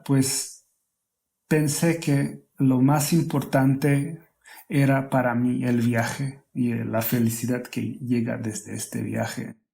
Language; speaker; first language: Spanish; non-native, fluent; Hungarian